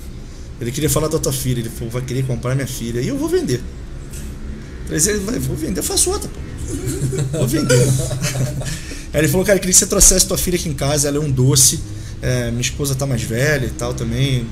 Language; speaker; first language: Portuguese; native; Portuguese